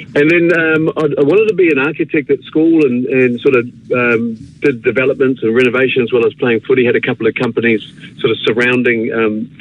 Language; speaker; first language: English; native; English